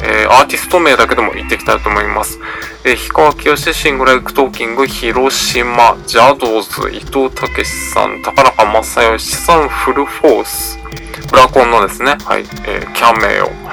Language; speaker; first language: Japanese; native; Japanese